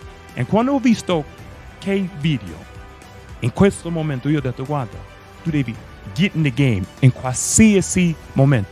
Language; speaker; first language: Italian; non-native, fluent; English